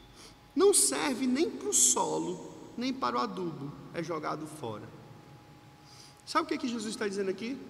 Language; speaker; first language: Portuguese; native; Portuguese